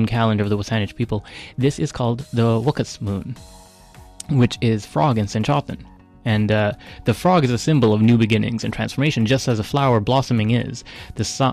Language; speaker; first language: English; native; English